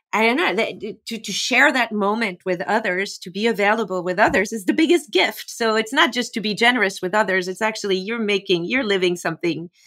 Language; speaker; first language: English; non-native, fluent; French